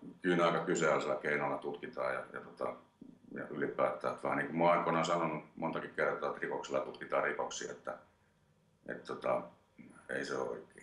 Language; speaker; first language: Finnish; native; Finnish